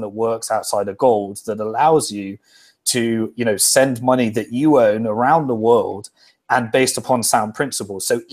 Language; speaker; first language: English; native; English